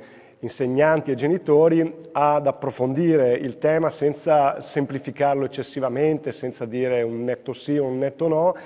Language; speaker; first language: Italian; native; Italian